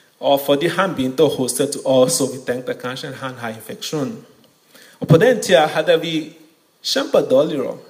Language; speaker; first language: Norwegian; non-native, fluent; Yoruba